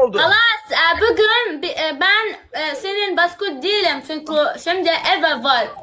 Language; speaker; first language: Turkish; non-native, learner; Arabic